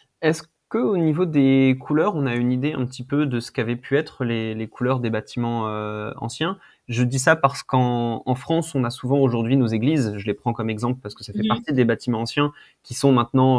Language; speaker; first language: French; native; French